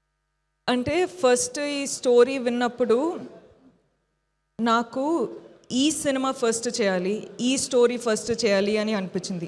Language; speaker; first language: Telugu; non-native, fluent; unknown